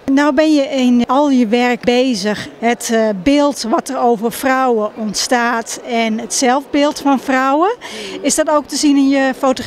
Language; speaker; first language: Dutch; native; Dutch